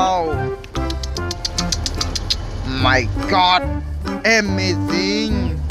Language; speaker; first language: English; non-native, learner; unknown